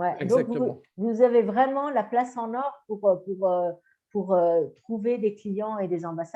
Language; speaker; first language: French; native; French